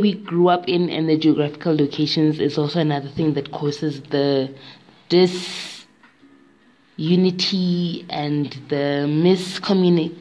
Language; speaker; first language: English; non-native, local second language; Tswana